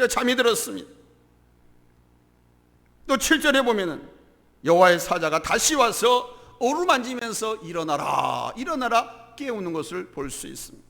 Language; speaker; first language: Korean; native; Korean